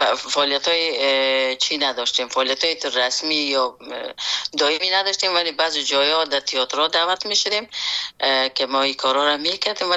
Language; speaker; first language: Persian; native; Persian